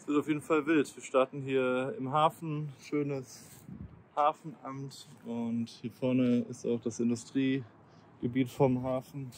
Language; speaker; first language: German; native; German